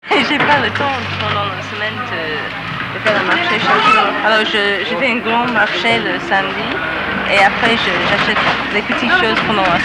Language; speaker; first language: French; non-native, learner; English